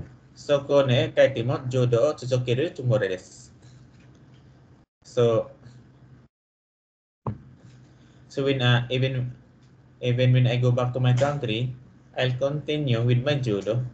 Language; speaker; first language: English; non-native, local second language; Filipino